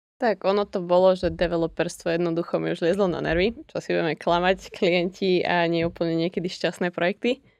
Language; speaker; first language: Slovak; native; Slovak